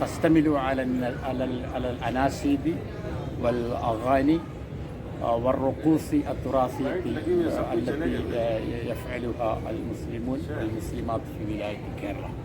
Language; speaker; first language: Arabic; non-native, fluent; Malayalam